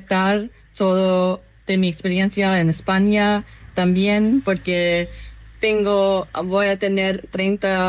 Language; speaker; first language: Spanish; non-native, learner; English